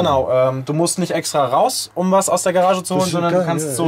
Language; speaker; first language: German; native; German